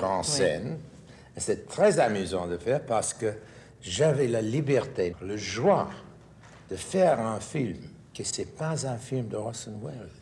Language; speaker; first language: French; non-native, fluent; English